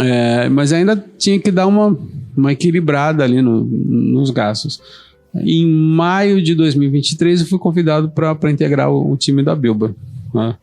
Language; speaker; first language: Portuguese; native; Portuguese